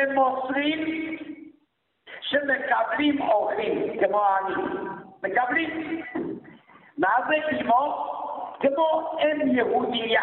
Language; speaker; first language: Hebrew; non-native, fluent; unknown